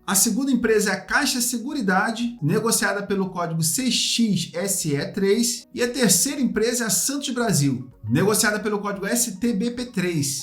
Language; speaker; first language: Portuguese; native; Portuguese